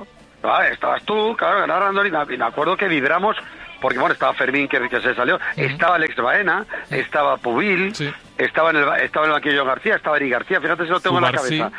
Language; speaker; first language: Spanish; native; Spanish